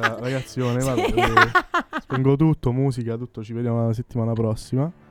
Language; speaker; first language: Italian; native; Italian